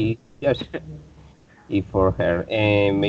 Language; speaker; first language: English; non-native, learner; Spanish